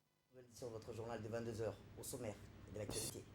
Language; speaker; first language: French; native; French